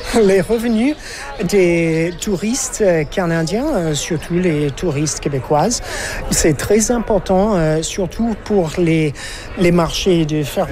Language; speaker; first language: French; non-native, fluent; English